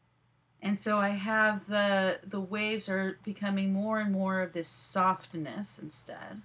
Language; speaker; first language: English; native; English